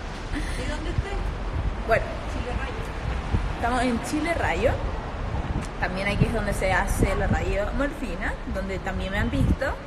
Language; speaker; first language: Spanish; native; Spanish